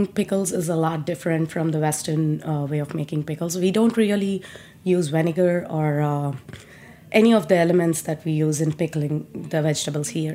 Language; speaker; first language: English; non-native, local second language; Telugu